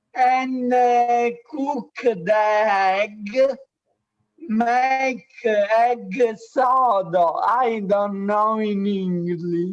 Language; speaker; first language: English; non-native, learner; Italian